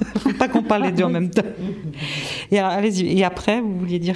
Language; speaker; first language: French; native; French